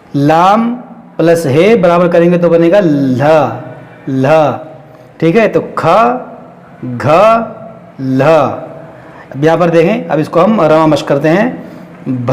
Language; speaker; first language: Hindi; native; Hindi